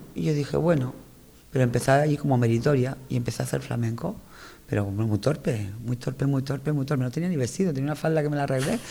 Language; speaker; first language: Spanish; native; Spanish